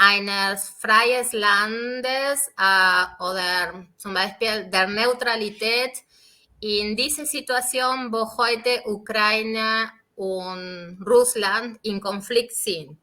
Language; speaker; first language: German; non-native, fluent; Spanish